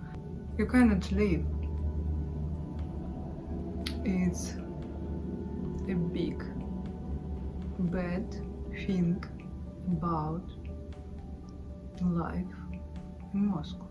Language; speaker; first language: English; non-native, learner; Russian